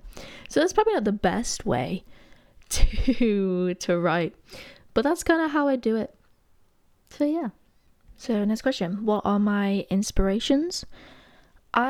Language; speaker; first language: English; native; English